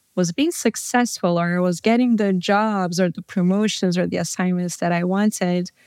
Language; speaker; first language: English; non-native, fluent; Portuguese